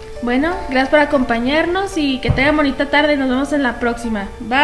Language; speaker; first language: Spanish; native; Spanish